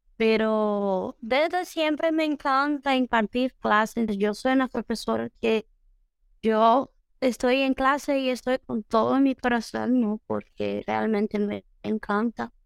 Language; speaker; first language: Spanish; non-native, fluent; Portuguese